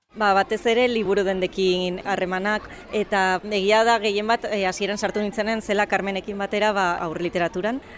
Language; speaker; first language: Basque; native; Basque